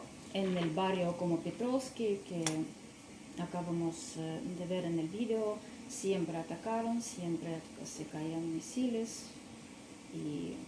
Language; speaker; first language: Spanish; non-native, learner; Russian